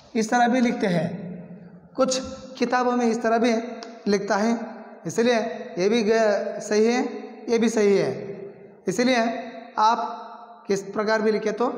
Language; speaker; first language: Hindi; non-native, local second language; Kannada